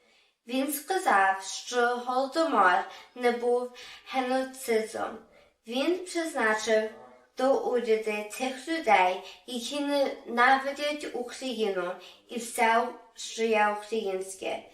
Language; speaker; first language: Ukrainian; early bilingual, heritage; Ukrainian